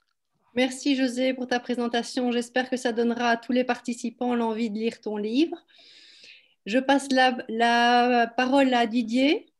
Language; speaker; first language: French; native; French